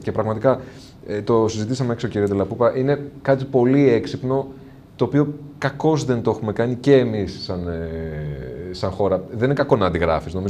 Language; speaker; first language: Greek; native; Greek